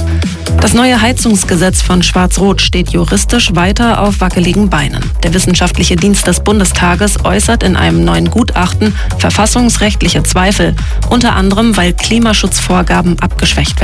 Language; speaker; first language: German; native; German